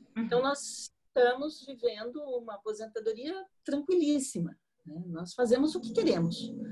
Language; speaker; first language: Portuguese; native; Portuguese